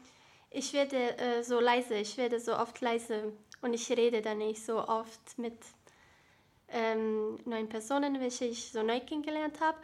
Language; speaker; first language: German; early bilingual, other home language; Bosnian